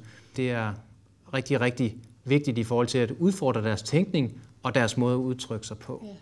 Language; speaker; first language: Danish; native; Danish